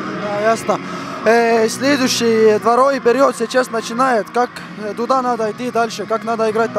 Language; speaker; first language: Russian; non-native, learner; Estonian